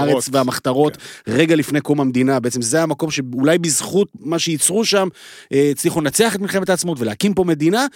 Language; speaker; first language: Hebrew; native; Hebrew